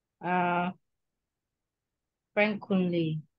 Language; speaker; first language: English; non-native, learner; Vietnamese